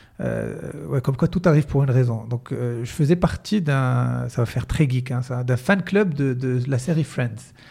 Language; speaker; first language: French; non-native, local second language; Arabic